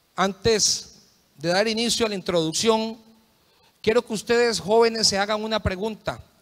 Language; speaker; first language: Spanish; native; Spanish